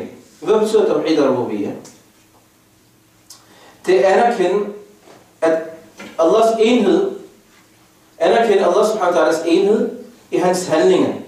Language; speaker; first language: Danish; non-native, fluent; Arabic